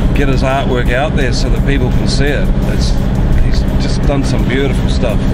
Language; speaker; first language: English; native; English